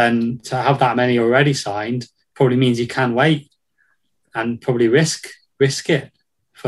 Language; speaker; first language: English; native; English